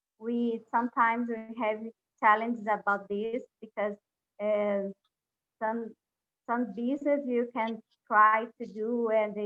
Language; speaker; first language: English; non-native, learner; Portuguese